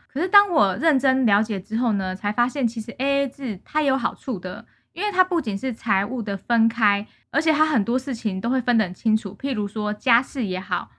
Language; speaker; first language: Chinese; native; Chinese